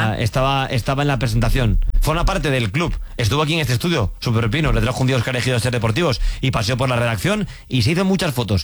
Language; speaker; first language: Spanish; native; Spanish